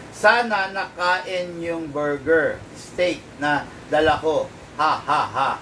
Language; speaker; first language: Filipino; native; Filipino